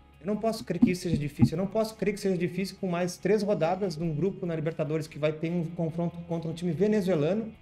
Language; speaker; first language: Portuguese; native; Portuguese